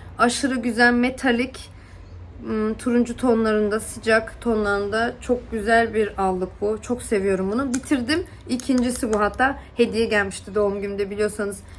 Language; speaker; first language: Turkish; early bilingual, heritage; Turkish